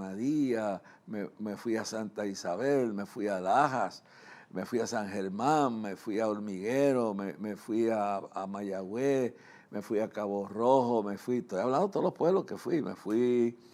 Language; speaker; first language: Spanish; native; Spanish